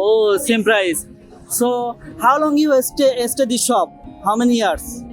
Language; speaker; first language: English; non-native, learner; Bangla